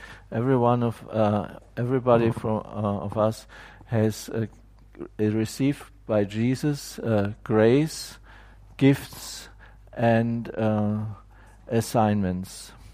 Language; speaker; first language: English; non-native, fluent; German